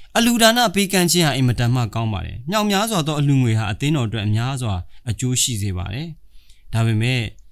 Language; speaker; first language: Burmese; non-native, local second language; Hakha Chin